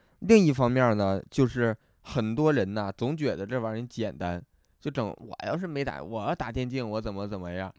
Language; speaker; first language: Chinese; native; Chinese